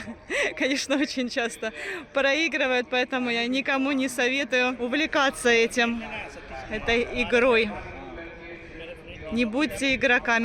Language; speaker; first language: Russian; native; Russian